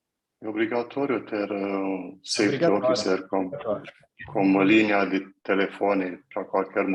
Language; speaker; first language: Portuguese; non-native, fluent; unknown